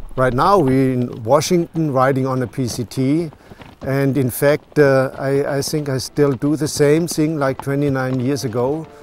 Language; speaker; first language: English; non-native, fluent; German